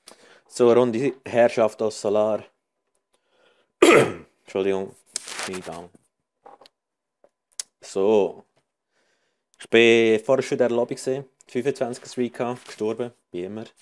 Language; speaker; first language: German; native; German